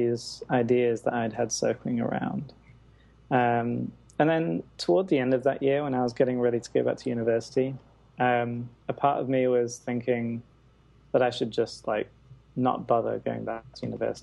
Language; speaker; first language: English; native; English